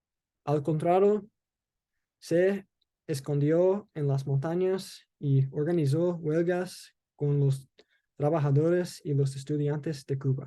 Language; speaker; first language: Spanish; non-native, learner; English